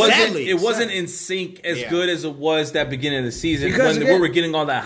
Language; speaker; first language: English; native; English